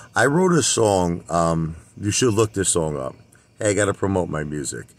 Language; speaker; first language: English; native; English